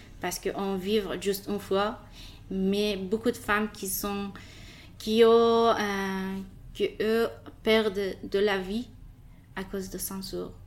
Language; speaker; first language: French; non-native, learner; Persian